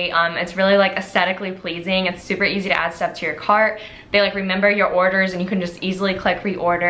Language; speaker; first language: English; native; English